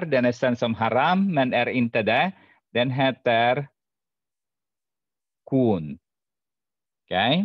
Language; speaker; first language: Swedish; non-native, fluent; Arabic